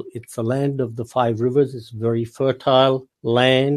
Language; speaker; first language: English; non-native, local second language; Punjabi